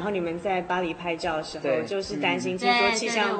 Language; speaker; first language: Chinese; native; Chinese